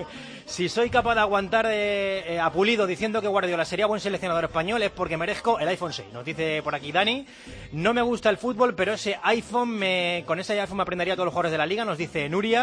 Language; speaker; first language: Spanish; native; Spanish